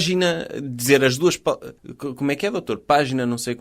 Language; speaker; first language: Portuguese; native; Portuguese